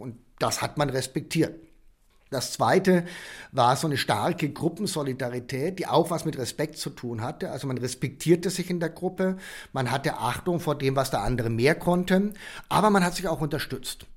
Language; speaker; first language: German; native; German